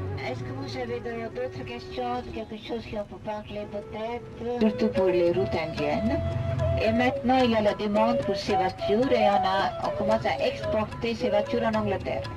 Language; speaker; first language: French; non-native, fluent; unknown